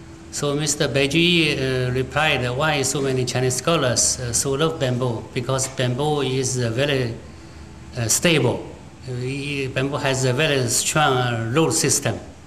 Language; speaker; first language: English; non-native, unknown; Chinese